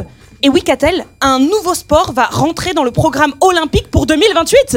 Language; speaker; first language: French; native; French